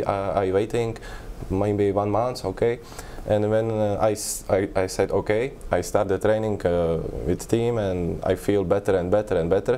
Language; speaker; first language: English; non-native, learner; Czech